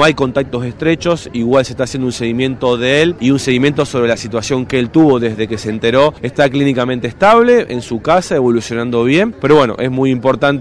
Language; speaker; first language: Spanish; native; Spanish